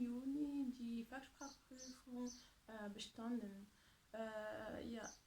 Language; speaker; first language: German; non-native, learner; French